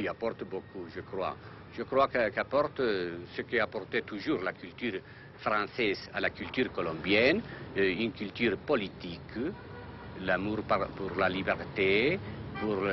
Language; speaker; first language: French; non-native, fluent; Spanish